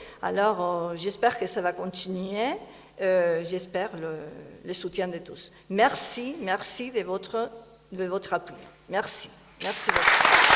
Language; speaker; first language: French; non-native, fluent; Spanish